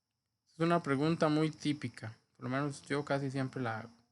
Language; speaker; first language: Spanish; native; Spanish